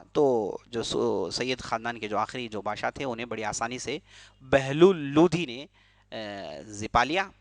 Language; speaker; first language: Urdu; native; Urdu